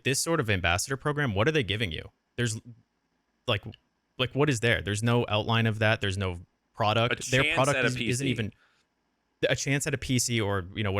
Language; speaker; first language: English; native; English